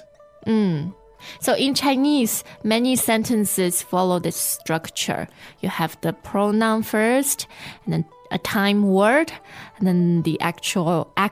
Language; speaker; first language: English; non-native, fluent; Chinese